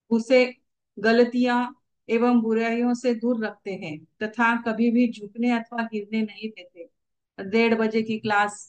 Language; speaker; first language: Hindi; non-native, local second language; Marathi